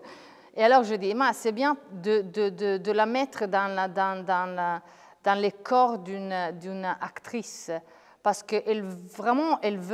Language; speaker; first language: French; non-native, fluent; Italian